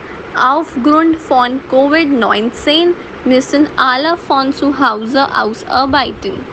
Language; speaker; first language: German; non-native, fluent; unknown